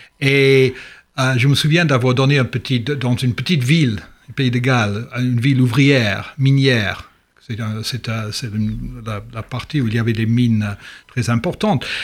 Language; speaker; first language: French; non-native, fluent; English